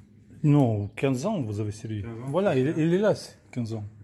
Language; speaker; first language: French; non-native, learner; Russian